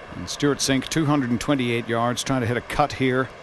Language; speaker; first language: English; native; English